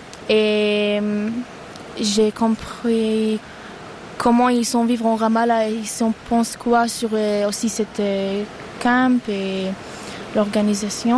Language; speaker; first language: French; non-native, learner; Arabic